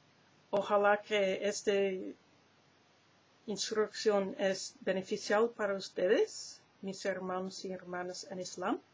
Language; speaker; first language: Spanish; non-native, learner; English